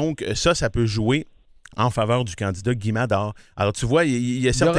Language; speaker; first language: French; native; French